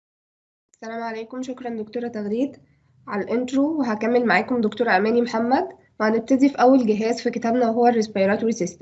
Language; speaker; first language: Arabic; native; Arabic